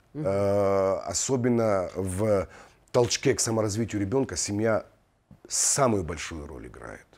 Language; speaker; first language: Russian; non-native, local second language; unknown